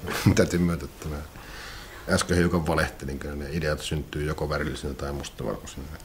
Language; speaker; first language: Finnish; native; Finnish